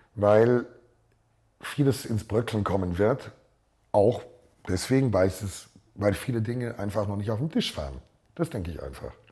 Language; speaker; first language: German; native; German